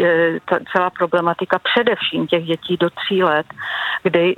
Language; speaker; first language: Czech; native; Czech